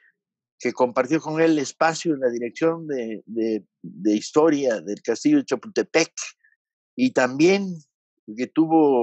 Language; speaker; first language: Spanish; native; Spanish